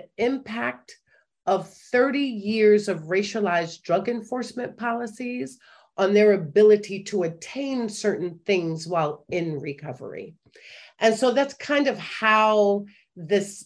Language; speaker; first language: English; native; English